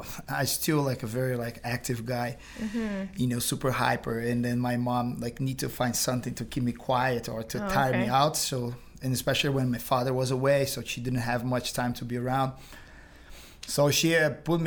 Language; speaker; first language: English; non-native, fluent; Portuguese